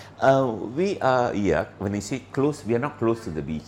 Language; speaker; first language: English; non-native, local second language; Tamil